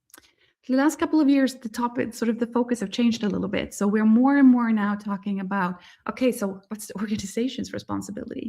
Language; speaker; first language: English; non-native, fluent; Swedish